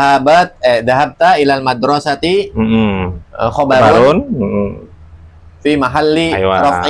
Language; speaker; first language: Arabic; non-native, learner; Indonesian